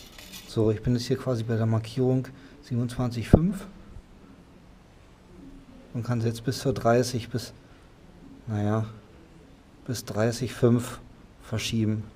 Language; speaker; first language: German; native; German